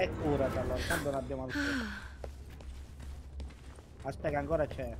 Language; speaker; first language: Italian; native; Italian